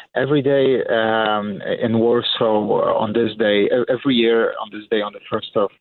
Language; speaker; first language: English; non-native, fluent; Polish